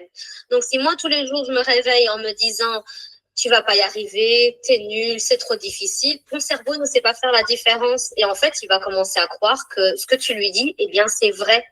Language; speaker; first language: French; native; French